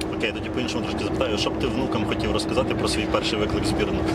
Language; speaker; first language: Ukrainian; native; Ukrainian